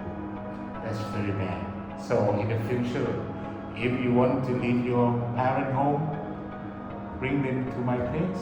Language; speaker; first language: English; early bilingual, other home language; Thai